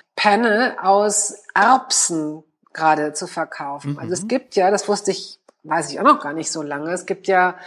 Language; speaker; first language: German; native; German